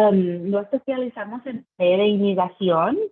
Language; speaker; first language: Spanish; early bilingual, heritage; Spanish